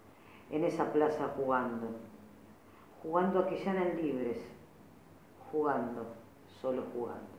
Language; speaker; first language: Spanish; native; Spanish